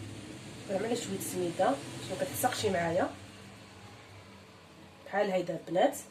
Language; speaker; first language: Arabic; native; Arabic